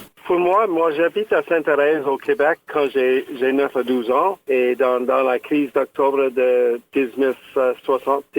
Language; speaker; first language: French; non-native, local second language; English